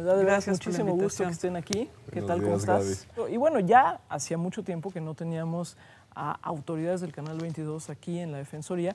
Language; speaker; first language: Spanish; native; Spanish